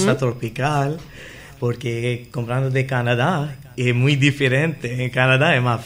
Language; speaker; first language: Spanish; non-native, learner; English